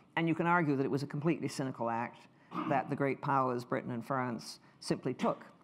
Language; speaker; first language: English; native; English